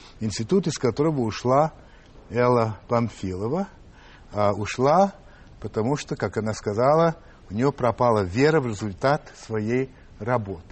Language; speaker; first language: Russian; early bilingual, other home language; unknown